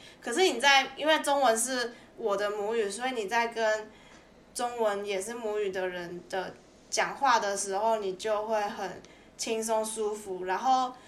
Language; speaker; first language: Chinese; native; Chinese